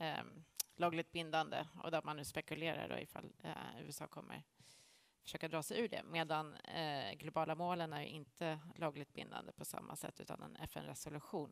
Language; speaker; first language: Swedish; native; Swedish